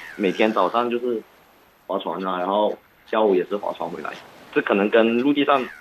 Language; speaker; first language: Chinese; non-native, local second language; Cantonese